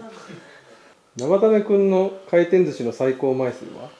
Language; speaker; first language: Japanese; native; Japanese